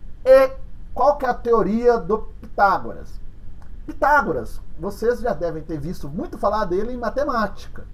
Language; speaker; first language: Portuguese; native; Portuguese